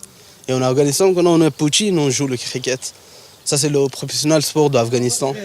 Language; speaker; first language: French; non-native, learner; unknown